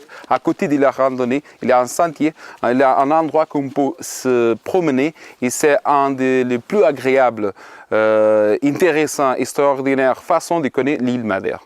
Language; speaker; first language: French; non-native, fluent; Portuguese